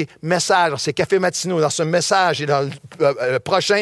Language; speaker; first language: French; native; French